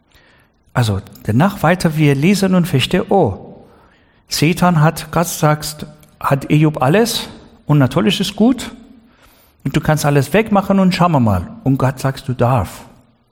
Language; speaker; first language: German; non-native, learner; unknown